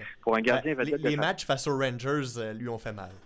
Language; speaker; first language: French; native; French